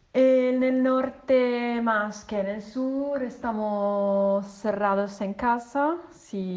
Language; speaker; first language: Spanish; non-native, fluent; Italian